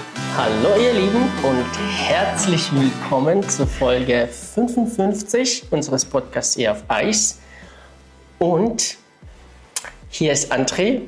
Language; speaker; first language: German; non-native, fluent; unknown